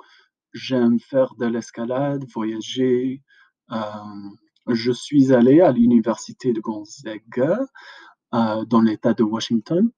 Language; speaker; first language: French; non-native, fluent; English